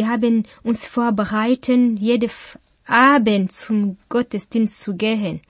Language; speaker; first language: German; non-native, learner; Kinyarwanda